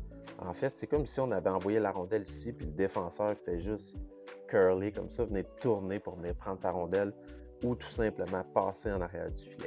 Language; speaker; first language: French; native; French